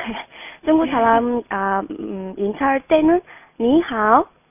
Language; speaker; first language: Korean; non-native, fluent; Chinese